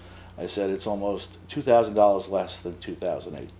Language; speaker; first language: English; native; English